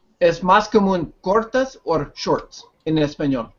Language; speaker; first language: Spanish; non-native, learner; English